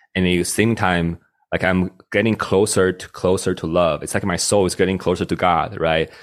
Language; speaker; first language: English; non-native, fluent; Chinese